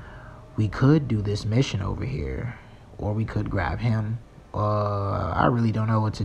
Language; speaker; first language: English; native; English